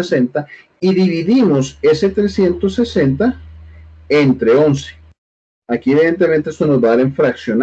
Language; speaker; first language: Spanish; native; Spanish